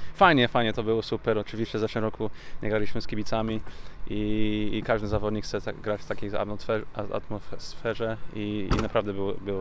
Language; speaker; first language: Polish; early bilingual, heritage; English